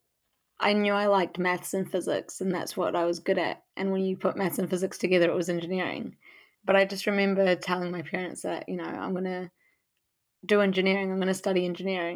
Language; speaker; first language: English; native; English